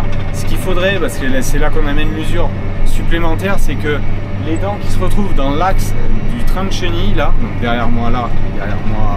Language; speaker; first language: French; native; French